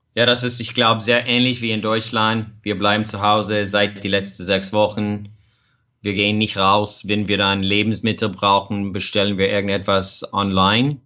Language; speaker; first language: German; non-native, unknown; English